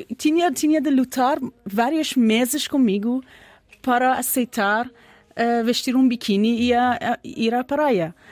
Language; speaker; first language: Portuguese; non-native, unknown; Persian